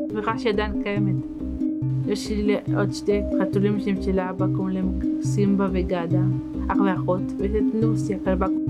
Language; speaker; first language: Hebrew; native; Hebrew